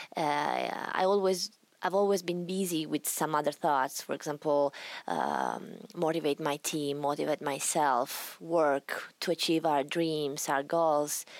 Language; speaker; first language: English; non-native, fluent; Italian